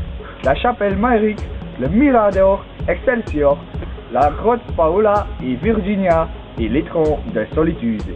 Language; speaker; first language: French; non-native, learner; Dutch